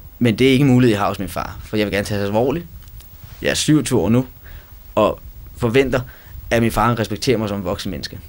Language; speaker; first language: Danish; native; Danish